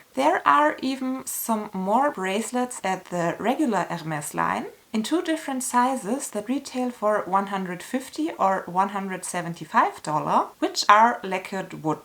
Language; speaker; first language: English; non-native, fluent; German